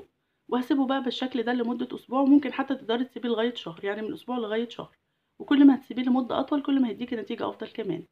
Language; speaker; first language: Arabic; native; Arabic